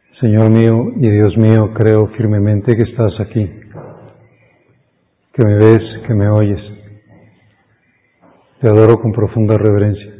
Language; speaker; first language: Spanish; native; Spanish